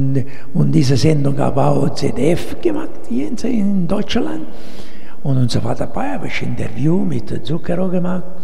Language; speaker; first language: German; non-native, learner; Italian